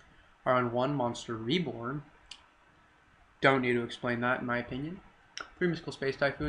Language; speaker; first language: English; native; English